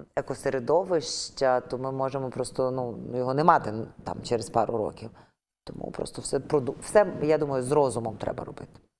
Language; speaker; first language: Ukrainian; native; Ukrainian